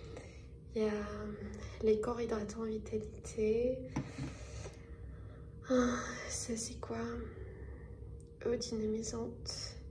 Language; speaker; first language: French; non-native, fluent; Armenian